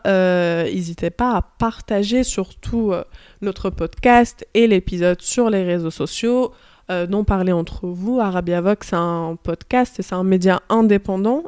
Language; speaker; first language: French; early bilingual, other home language; Arabic